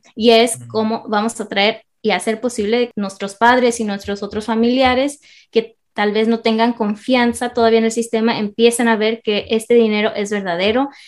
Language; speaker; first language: Spanish; early bilingual, heritage; Spanish